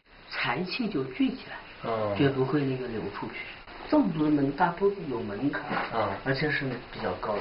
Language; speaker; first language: Chinese; native; Chinese